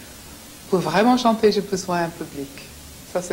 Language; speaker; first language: French; non-native, fluent; English